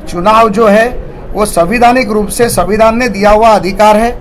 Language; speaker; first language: Hindi; non-native, local second language; Marathi